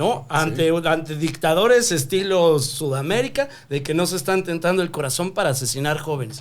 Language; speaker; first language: Spanish; native; Spanish